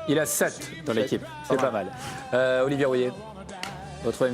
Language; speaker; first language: French; native; French